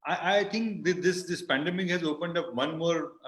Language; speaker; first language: English; non-native, local second language; Marathi